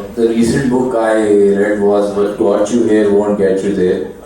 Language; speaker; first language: English; non-native, local second language; Urdu